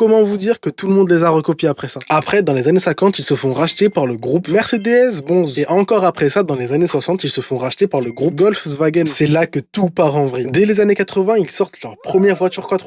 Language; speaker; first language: French; native; French